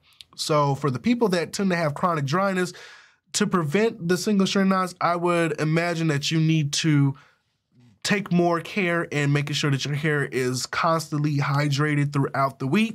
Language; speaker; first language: English; native; English